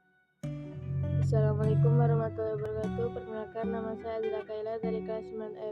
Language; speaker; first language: Indonesian; native; Indonesian